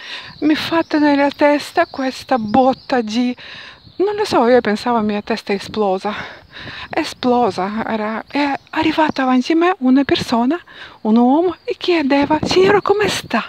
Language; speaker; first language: Italian; non-native, learner; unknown